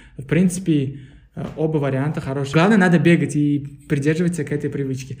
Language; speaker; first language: Russian; non-native, local second language; Uzbek